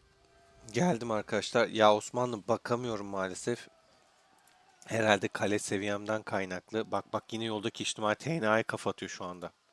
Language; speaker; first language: Turkish; native; Turkish